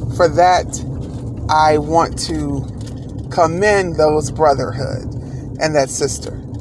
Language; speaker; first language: English; native; English